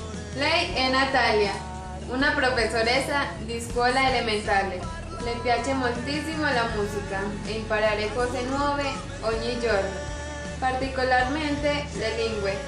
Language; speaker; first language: Italian; non-native, learner; Spanish